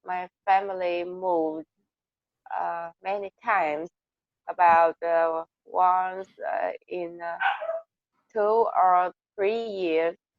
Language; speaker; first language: English; non-native, learner; Vietnamese